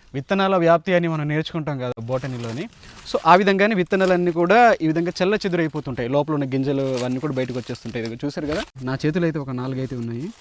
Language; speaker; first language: Telugu; native; Telugu